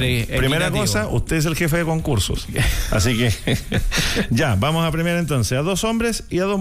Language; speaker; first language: Spanish; native; Spanish